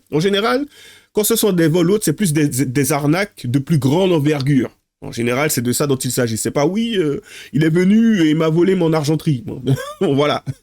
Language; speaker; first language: French; native; French